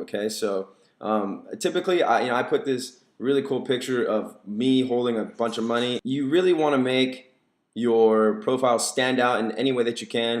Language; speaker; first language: English; native; English